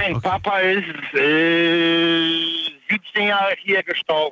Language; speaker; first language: German; non-native, learner; Polish